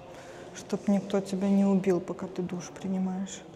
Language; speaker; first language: Russian; native; Russian